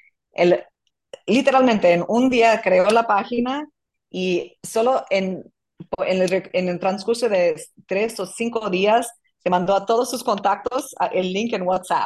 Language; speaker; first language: Spanish; non-native, fluent; English